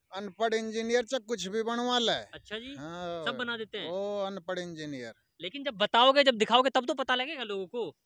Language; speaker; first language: Hindi; native; Hindi